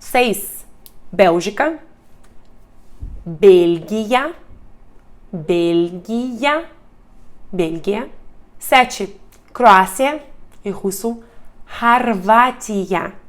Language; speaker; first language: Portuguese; non-native, fluent; Russian